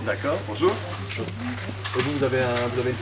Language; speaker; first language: French; native; French